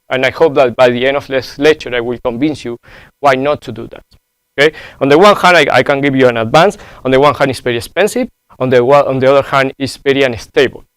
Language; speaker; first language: English; non-native, fluent; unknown